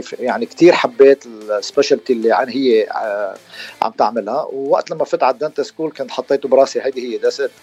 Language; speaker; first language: Arabic; non-native, local second language; Armenian